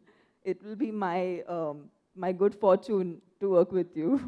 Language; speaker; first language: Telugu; non-native, fluent; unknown